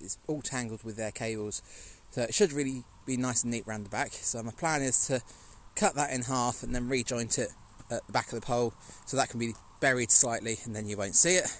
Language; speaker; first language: English; native; English